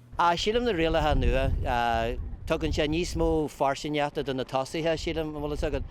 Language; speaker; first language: Irish; non-native, local second language; English